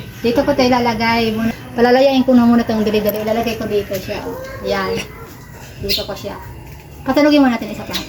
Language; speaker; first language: Filipino; non-native, local second language; Bikol